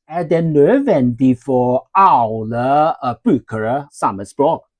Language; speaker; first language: Norwegian; non-native, learner; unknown